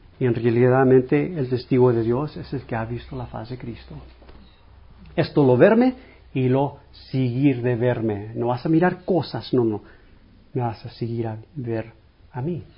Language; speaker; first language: Spanish; non-native, fluent; English